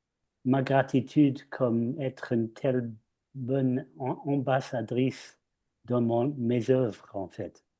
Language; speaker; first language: French; non-native, fluent; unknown